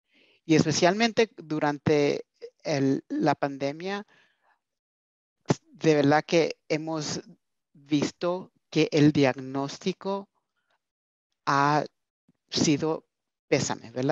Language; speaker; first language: Spanish; early bilingual, heritage; Spanish